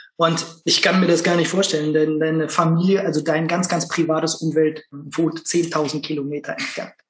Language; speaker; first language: German; native; German